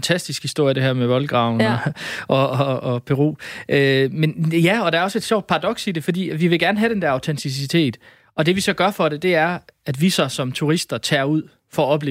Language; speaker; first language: Danish; native; Danish